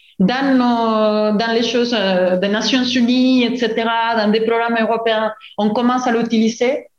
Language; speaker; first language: French; non-native, fluent; Spanish